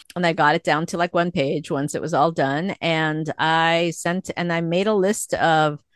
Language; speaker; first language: English; early bilingual, other home language; Korean